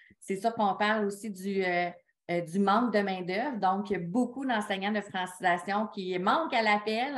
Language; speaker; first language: French; native; French